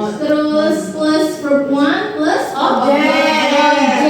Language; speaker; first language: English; non-native, learner; Indonesian